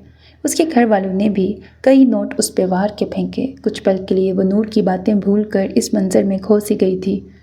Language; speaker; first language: Urdu; native; Urdu